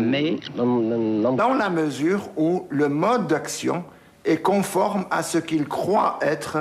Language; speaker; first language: French; native; French